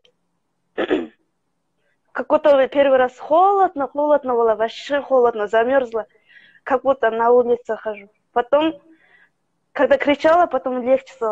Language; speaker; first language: Russian; non-native, local second language; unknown